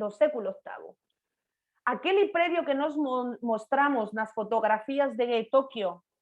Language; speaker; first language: Portuguese; non-native, fluent; Spanish